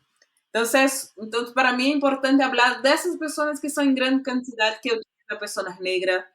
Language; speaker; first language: Spanish; non-native, fluent; Portuguese